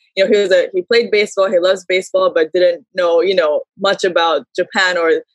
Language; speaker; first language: English; early bilingual, heritage; Japanese